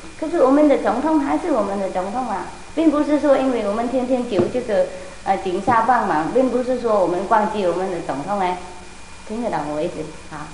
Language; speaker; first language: Chinese; non-native, fluent; Vietnamese